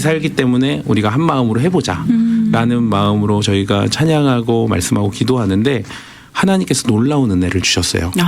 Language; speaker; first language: Korean; native; Korean